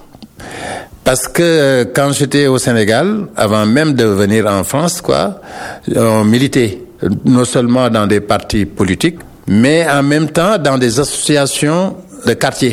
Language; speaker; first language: French; non-native, local second language; Wolof